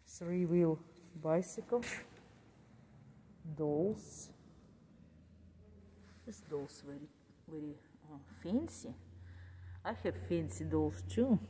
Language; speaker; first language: English; non-native, learner; Russian